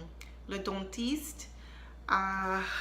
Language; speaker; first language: French; non-native, learner; English